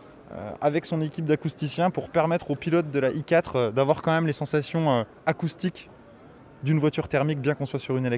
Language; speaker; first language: French; native; French